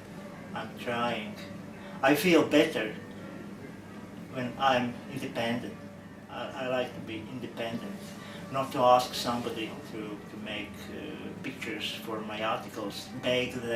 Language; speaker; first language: English; non-native, learner; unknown